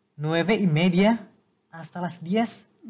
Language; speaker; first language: Spanish; non-native, learner; Indonesian